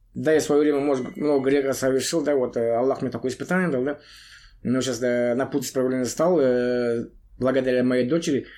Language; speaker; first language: Russian; non-native, local second language; Kazakh